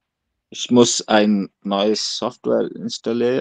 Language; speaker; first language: German; non-native, learner; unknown